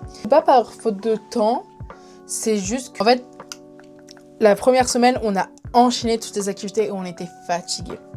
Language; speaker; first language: French; early bilingual, other home language; Spanish